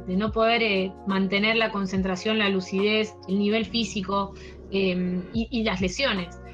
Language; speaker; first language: Spanish; early bilingual, heritage; French